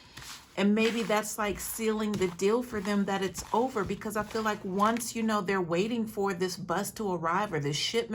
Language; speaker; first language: English; native; English